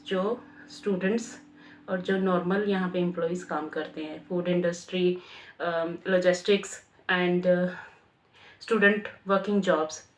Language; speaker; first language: Hindi; native; Hindi